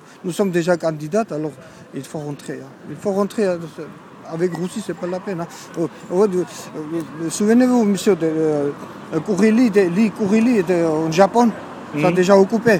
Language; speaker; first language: French; non-native, learner; Georgian